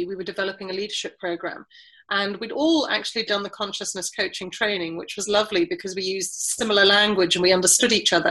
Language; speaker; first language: English; native; English